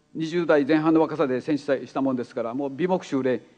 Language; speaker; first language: Japanese; native; Japanese